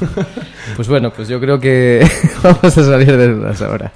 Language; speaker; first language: Spanish; native; Spanish